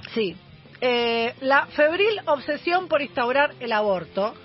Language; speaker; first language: Spanish; native; Spanish